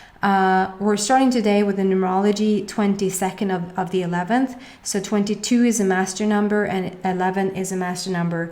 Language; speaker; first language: English; non-native, fluent; Swedish